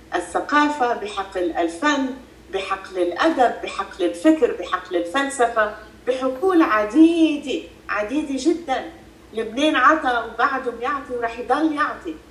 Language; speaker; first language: Arabic; native; Arabic